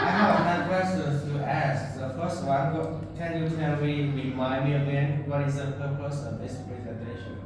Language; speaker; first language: English; non-native, learner; Vietnamese